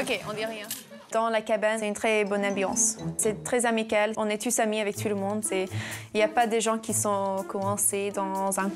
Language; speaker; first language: French; non-native, learner; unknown